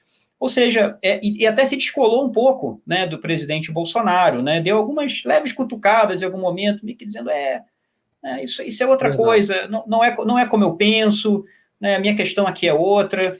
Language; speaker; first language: Portuguese; native; Portuguese